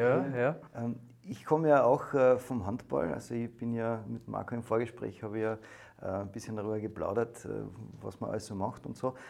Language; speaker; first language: German; native; German